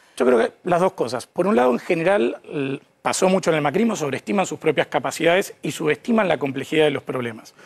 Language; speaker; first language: Spanish; native; Spanish